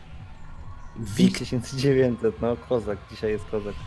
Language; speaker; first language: Polish; native; Polish